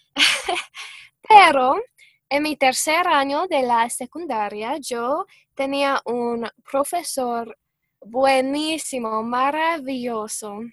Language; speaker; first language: Spanish; non-native, fluent; English